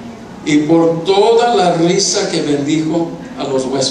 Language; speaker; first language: Spanish; non-native, fluent; English